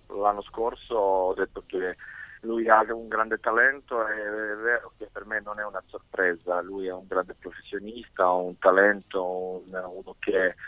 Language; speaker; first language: Italian; non-native, fluent; Serbian